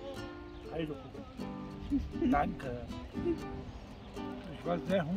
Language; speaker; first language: German; non-native, learner; Persian